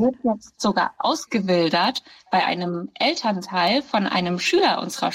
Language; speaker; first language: German; native; German